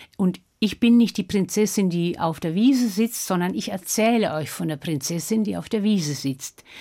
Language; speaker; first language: German; non-native, local second language; Swiss German